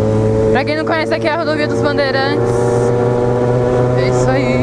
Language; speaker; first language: Portuguese; native; Portuguese